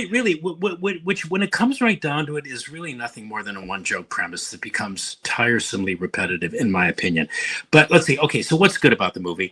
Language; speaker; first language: English; native; English